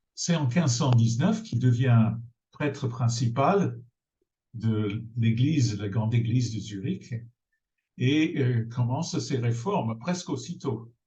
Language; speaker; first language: French; non-native, fluent; English